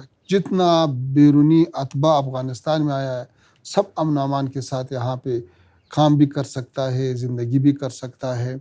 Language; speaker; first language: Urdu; non-native, fluent; Pashto